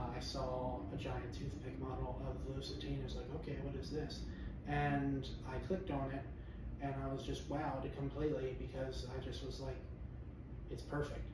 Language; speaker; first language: English; native; English